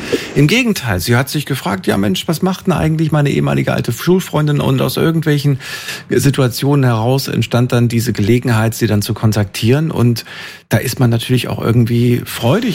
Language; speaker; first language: German; native; German